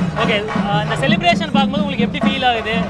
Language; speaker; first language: Tamil; native; Tamil